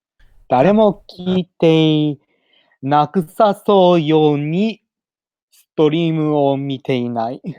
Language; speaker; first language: Japanese; non-native, learner; English